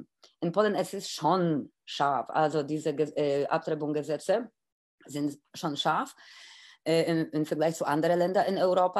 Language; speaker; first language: German; non-native, fluent; Polish